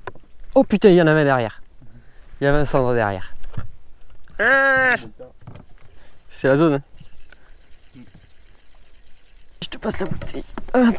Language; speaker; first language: French; native; French